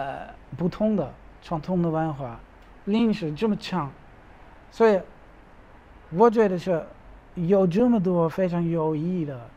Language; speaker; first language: Chinese; non-native, learner; Dutch